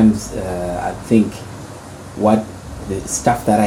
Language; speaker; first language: English; non-native, local second language; Shona